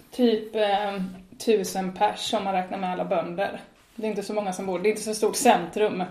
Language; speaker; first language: Swedish; native; Swedish